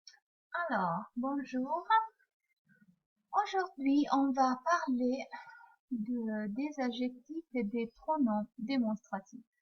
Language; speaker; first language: French; non-native, fluent; Italian